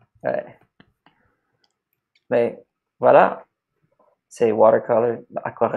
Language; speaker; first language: French; non-native, learner; English